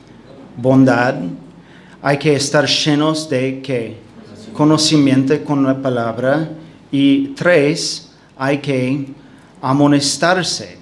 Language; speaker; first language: Spanish; non-native, fluent; English